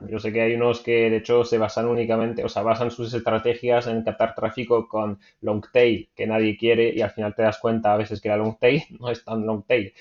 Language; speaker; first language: Spanish; non-native, fluent; French